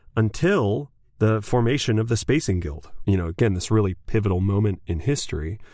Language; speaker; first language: English; native; English